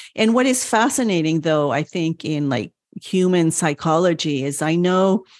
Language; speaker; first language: English; early bilingual, other home language; French